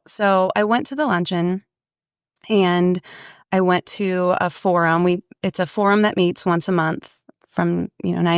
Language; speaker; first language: English; native; English